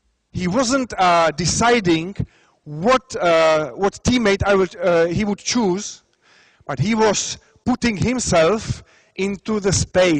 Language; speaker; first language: English; non-native, fluent; Czech